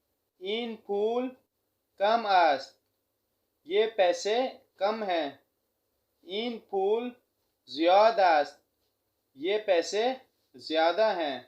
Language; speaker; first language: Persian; non-native, fluent; Urdu